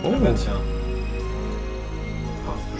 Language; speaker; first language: French; native; French